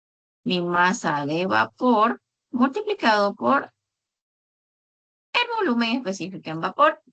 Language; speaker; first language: Spanish; native; Spanish